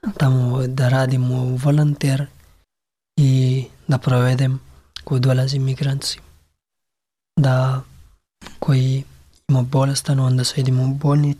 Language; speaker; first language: Serbian; non-native, learner; Pashto